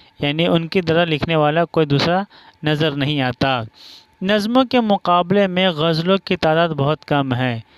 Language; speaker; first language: Urdu; non-native, local second language; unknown